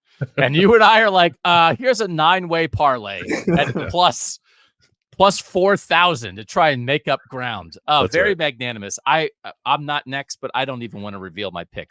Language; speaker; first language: English; native; English